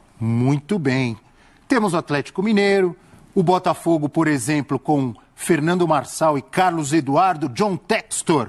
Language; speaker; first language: Portuguese; native; Portuguese